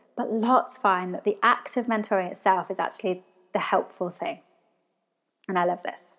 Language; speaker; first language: English; native; English